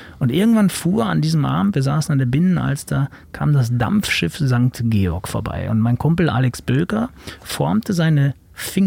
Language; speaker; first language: German; native; German